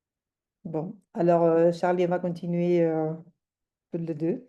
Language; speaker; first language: French; non-native, fluent; Spanish